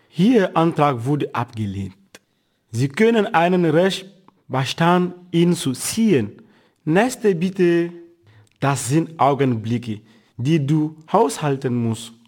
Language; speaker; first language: German; non-native, fluent; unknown